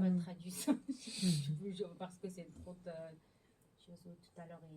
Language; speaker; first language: French; non-native, learner; Mongolian